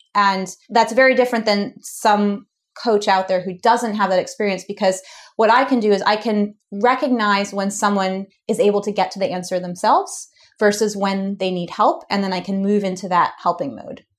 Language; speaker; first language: English; native; English